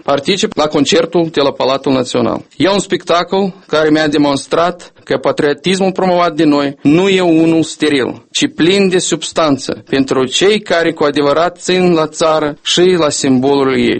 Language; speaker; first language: Romanian; non-native, local second language; Russian